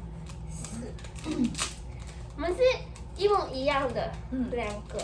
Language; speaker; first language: Chinese; non-native, learner; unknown